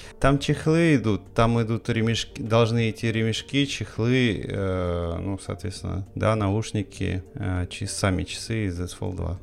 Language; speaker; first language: Russian; native; Russian